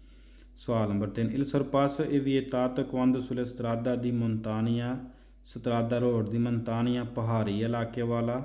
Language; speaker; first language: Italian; non-native, fluent; Punjabi